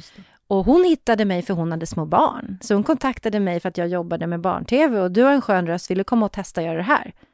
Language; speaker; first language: Swedish; native; Swedish